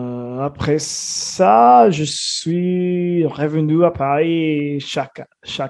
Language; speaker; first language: French; non-native, fluent; English